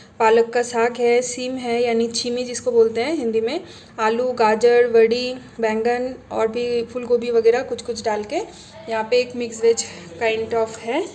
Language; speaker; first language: Hindi; non-native, local second language; Bangla